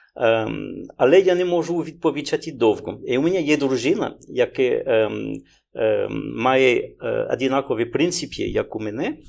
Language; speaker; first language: Ukrainian; non-native, learner; French